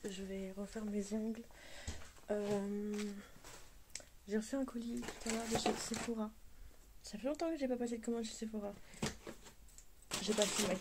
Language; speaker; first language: French; native; French